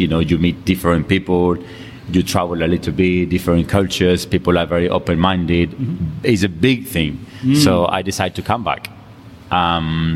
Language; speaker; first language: English; non-native, fluent; Spanish